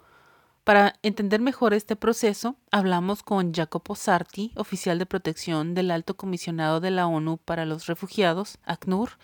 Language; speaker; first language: Spanish; native; Spanish